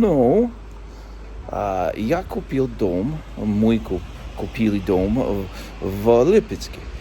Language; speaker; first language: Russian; non-native, learner; English